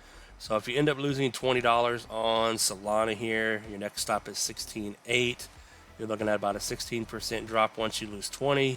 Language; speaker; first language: English; native; English